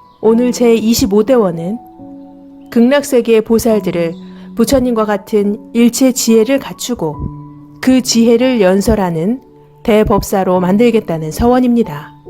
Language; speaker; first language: Korean; native; Korean